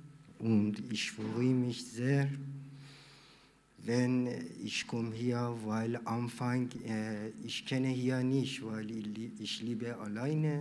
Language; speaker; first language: German; non-native, learner; Persian